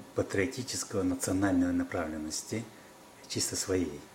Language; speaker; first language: Russian; non-native, local second language; Kyrgyz